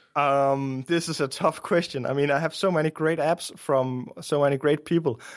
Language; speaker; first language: English; non-native, fluent; Danish